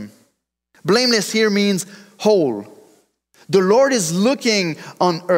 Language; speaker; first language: English; non-native, fluent; French